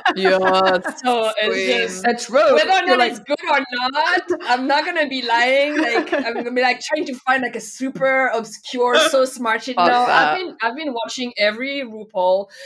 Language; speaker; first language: English; non-native, fluent; French